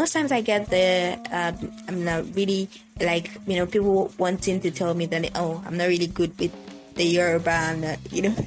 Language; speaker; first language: English; non-native, local second language; Yoruba